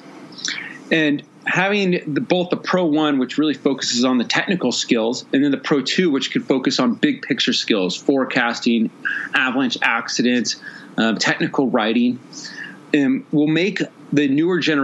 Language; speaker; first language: English; native; English